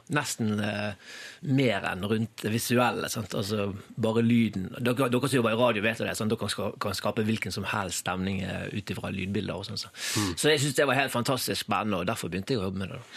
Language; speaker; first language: Norwegian; native; Norwegian